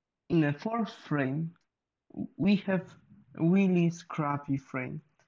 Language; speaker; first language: English; non-native, learner; Polish